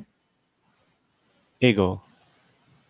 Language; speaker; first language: Japanese; non-native, learner; English